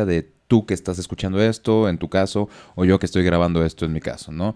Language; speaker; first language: Spanish; native; Spanish